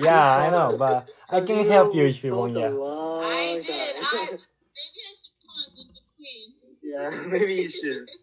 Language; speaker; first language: English; non-native, learner; Japanese